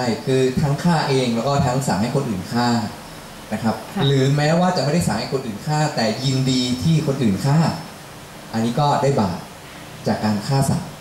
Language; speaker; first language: Thai; native; Thai